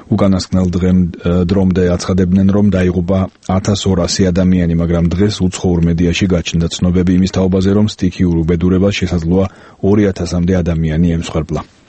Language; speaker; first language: Georgian; native; Georgian